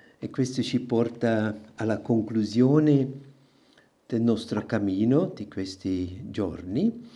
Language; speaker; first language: Italian; non-native, local second language; German